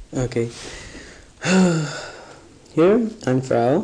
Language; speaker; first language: German; non-native, learner; English